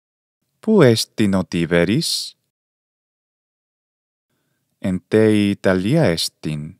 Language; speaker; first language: Greek; non-native, fluent; English